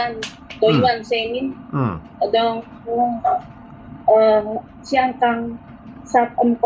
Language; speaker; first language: Cantonese; non-native, learner; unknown